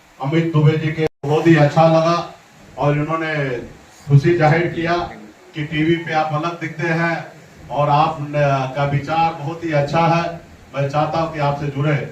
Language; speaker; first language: Hindi; native; Hindi